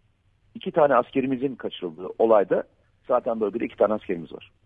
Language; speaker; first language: Turkish; native; Turkish